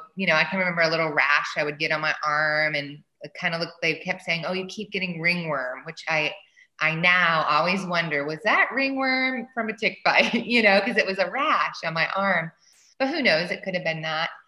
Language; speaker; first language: English; native; English